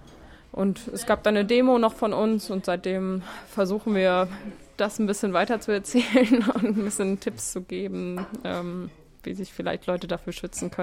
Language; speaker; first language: German; native; German